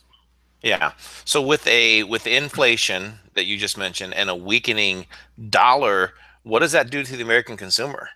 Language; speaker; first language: English; native; English